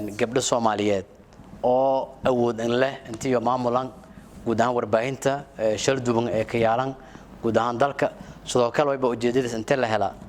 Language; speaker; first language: Somali; non-native, local second language; Maithili